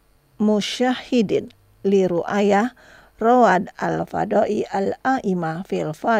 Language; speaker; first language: Arabic; non-native, fluent; Indonesian